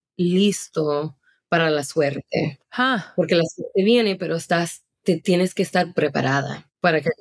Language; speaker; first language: Spanish; early bilingual, heritage; Spanish